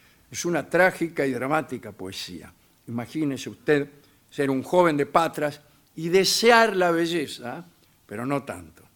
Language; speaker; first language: Spanish; native; Spanish